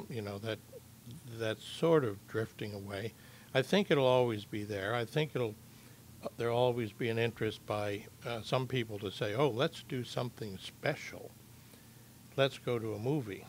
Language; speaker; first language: English; native; English